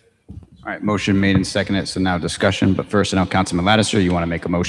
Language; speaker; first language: English; native; English